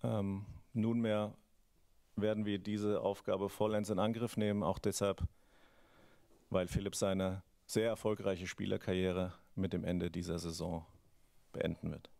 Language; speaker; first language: German; native; German